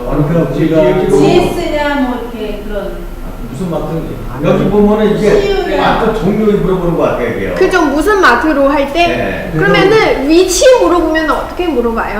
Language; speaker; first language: Korean; non-native, fluent; Chinese